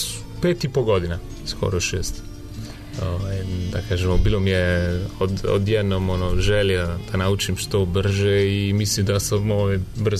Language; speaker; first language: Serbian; non-native, fluent; Italian